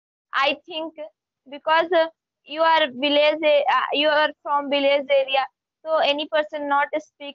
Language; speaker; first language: English; non-native, learner; Hindi